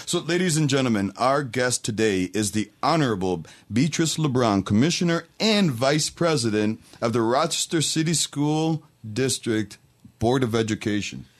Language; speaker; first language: English; native; English